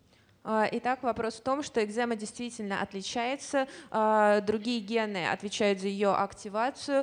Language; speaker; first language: Russian; native; Russian